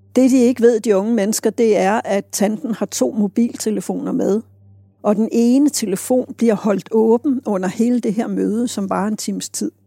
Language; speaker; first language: Danish; native; Danish